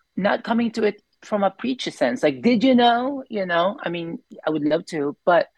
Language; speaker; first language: English; non-native, local second language; Filipino